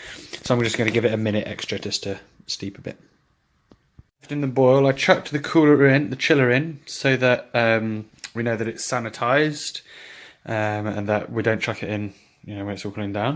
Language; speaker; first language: English; native; English